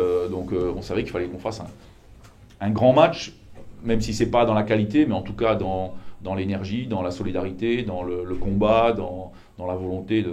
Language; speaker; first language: French; native; French